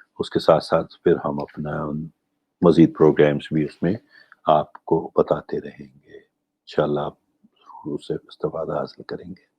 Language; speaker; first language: Urdu; non-native, local second language; Gujarati